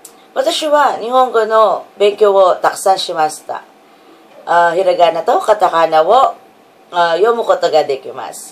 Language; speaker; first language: Japanese; non-native, learner; Filipino